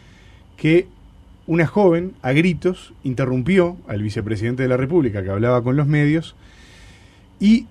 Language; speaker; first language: Spanish; native; Spanish